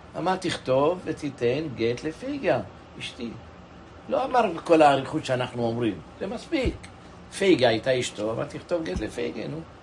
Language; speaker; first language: Hebrew; non-native, fluent; Persian